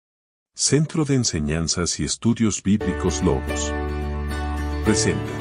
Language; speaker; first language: Spanish; native; Spanish